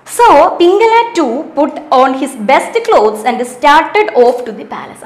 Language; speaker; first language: English; non-native, local second language; Malayalam